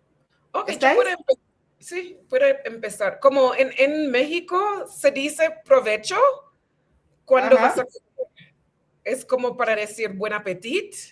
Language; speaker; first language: Spanish; non-native, fluent; English